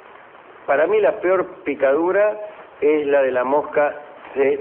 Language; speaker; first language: Spanish; native; Spanish